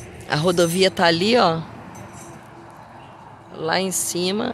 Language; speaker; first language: Portuguese; native; Portuguese